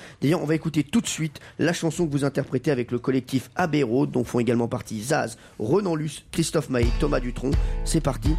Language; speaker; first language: French; native; French